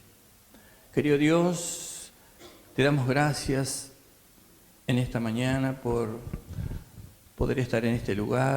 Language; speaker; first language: Spanish; native; Spanish